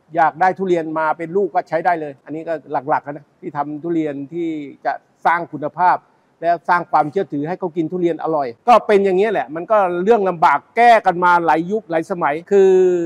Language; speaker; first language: Thai; native; Thai